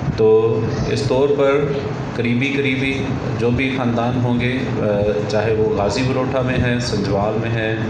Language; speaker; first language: Urdu; non-native, local second language; Punjabi